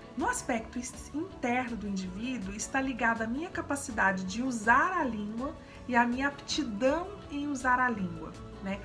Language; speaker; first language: Portuguese; native; Portuguese